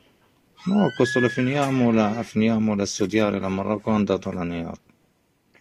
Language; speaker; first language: Italian; non-native, learner; Arabic